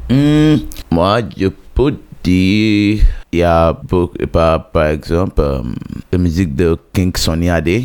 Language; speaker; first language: French; non-native, learner; Yoruba